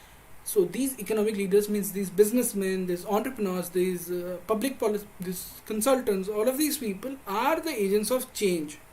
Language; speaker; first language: English; non-native, local second language; Hindi